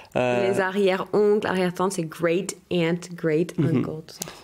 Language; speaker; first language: French; non-native, fluent; English